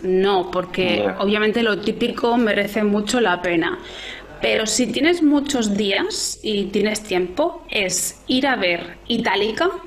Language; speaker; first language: Spanish; native; Spanish